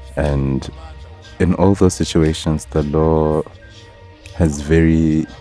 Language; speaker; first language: English; non-native, local second language; Zulu